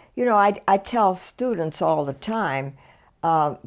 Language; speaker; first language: English; native; English